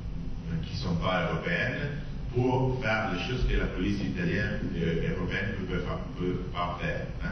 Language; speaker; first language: French; non-native, fluent; Italian